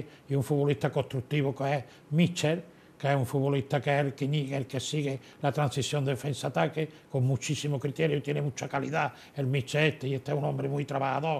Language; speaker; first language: Spanish; native; Spanish